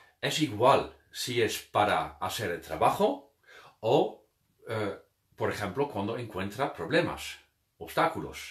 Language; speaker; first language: Spanish; non-native, fluent; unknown